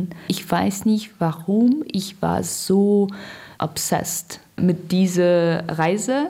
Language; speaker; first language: German; non-native, learner; Russian